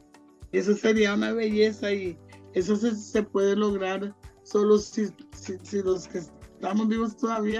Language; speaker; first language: Spanish; non-native, local second language; Jamaican Creole English